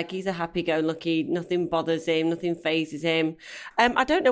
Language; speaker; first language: English; native; English